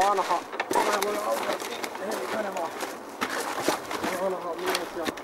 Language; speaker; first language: Finnish; non-native, learner; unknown